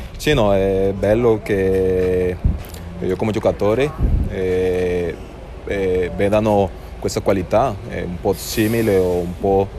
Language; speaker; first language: Italian; non-native, learner; Spanish